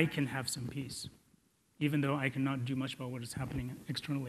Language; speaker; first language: English; non-native, local second language; Tibetan